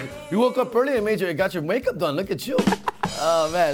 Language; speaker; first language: English; early bilingual, other home language; Spanish